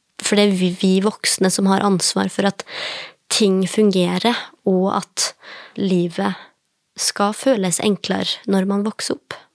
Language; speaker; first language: Norwegian; native; Norwegian